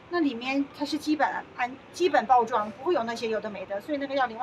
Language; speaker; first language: Chinese; native; Chinese